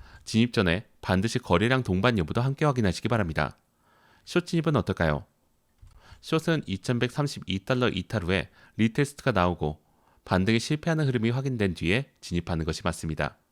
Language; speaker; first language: Korean; native; Korean